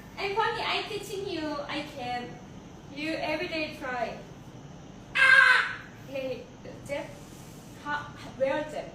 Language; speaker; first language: English; non-native, learner; Korean